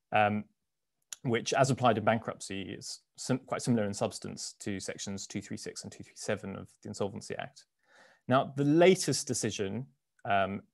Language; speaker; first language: English; native; English